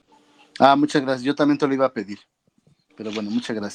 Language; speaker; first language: Spanish; native; Spanish